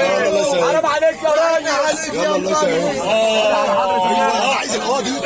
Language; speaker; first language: Arabic; native; Arabic